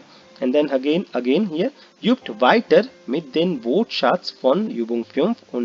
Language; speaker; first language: German; non-native, learner; Hindi